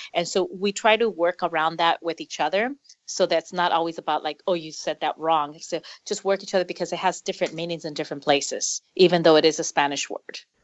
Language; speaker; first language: English; early bilingual, other home language; Spanish